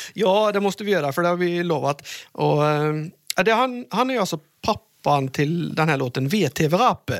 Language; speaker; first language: Swedish; native; Swedish